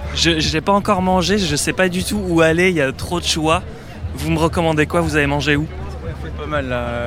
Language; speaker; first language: French; native; French